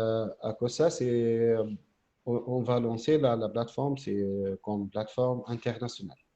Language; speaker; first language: French; non-native, fluent; Arabic